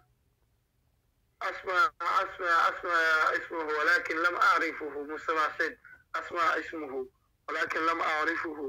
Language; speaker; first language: Arabic; non-native, learner; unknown